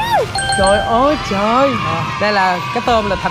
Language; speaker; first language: Vietnamese; native; Vietnamese